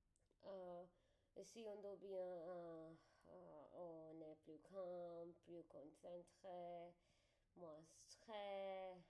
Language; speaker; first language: French; non-native, learner; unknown